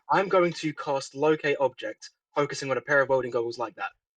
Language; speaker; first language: English; native; English